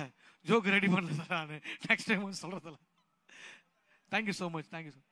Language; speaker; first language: Tamil; native; Tamil